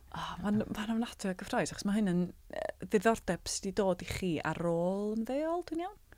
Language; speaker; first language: Welsh; native; Welsh